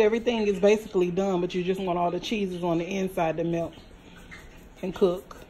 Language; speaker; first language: English; native; English